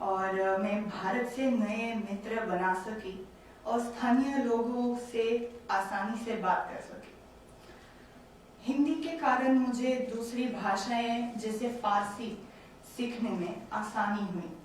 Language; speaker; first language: Hindi; non-native, learner; Romanian